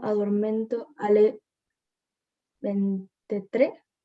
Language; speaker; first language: Italian; non-native, learner; Spanish